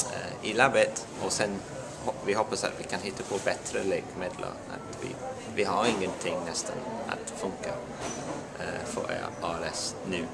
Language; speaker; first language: Swedish; non-native, learner; English